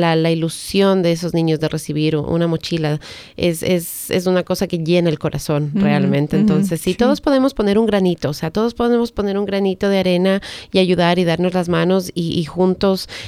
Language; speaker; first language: Spanish; native; Spanish